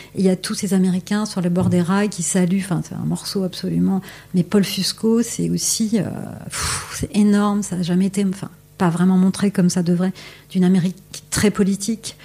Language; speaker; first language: French; native; French